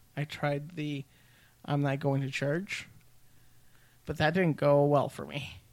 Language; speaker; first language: English; early bilingual, other home language; Spanish